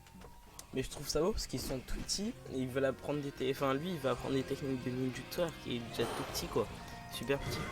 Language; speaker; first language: French; native; French